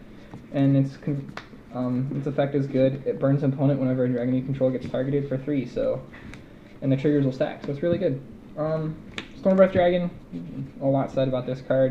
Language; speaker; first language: English; native; English